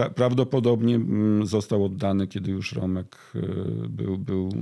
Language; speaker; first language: Polish; native; Polish